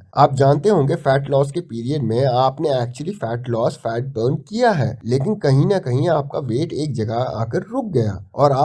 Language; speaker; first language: Hindi; native; Hindi